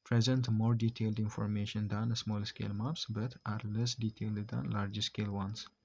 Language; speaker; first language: English; non-native, local second language; Amharic